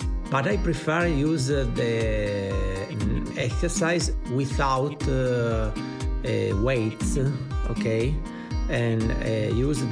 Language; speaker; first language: English; non-native, learner; Italian